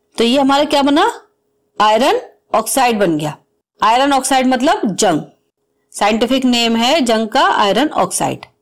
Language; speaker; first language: Hindi; native; Hindi